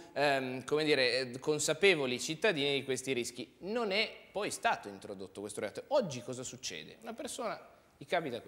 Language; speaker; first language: Italian; native; Italian